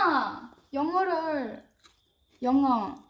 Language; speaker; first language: Korean; early bilingual, heritage; English